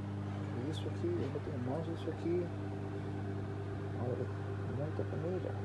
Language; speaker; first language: Portuguese; non-native, local second language; Kabuverdianu